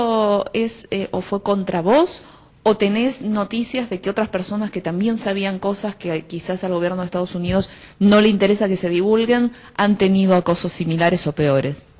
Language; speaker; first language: Spanish; native; Spanish